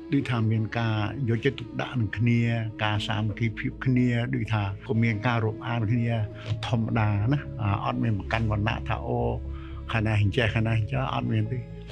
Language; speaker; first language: Khmer; non-native, local second language; Western Cham